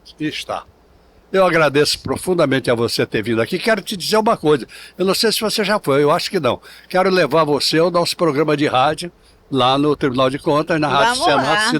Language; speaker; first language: Portuguese; native; Portuguese